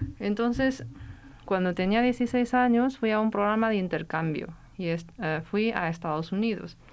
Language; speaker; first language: Spanish; non-native, fluent; Chinese